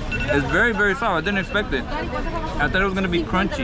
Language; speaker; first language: English; early bilingual, other home language; Spanish